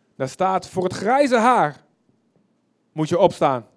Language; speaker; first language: Dutch; early bilingual, other home language; Indonesian